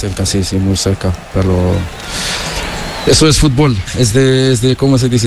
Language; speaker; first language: Spanish; non-native, learner; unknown